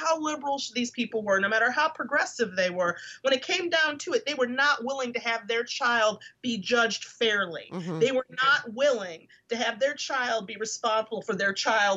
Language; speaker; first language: English; native; English